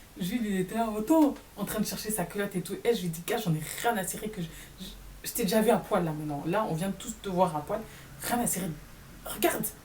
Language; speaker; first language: French; native; French